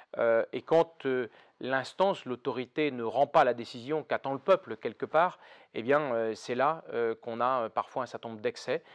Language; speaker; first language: French; native; French